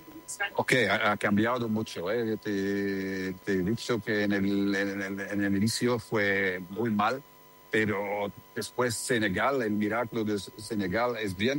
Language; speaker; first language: Spanish; non-native, learner; Dutch